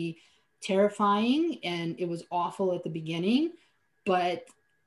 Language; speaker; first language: English; non-native, fluent; Slovenian